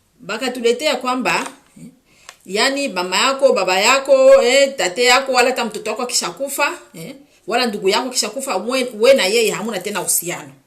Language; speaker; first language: Swahili; native; Swahili